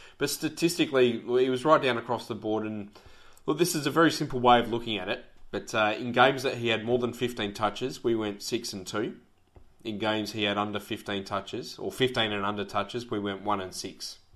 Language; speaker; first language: English; native; English